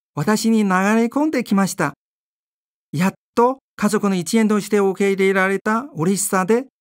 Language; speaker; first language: Japanese; non-native, fluent; Chinese